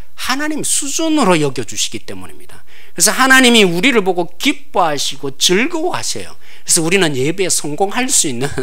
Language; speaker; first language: Korean; native; Korean